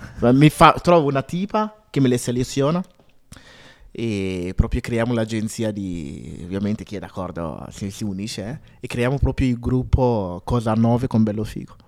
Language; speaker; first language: Italian; early bilingual, other home language; Akan